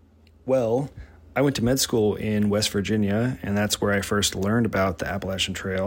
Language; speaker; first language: English; native; English